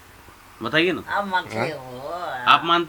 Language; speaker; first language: Hindi; native; Hindi